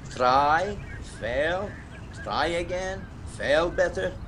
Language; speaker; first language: English; non-native, fluent; Russian